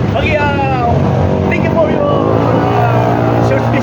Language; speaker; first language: English; non-native, learner; Filipino